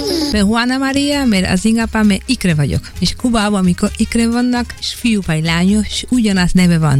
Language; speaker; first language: Hungarian; non-native, learner; Spanish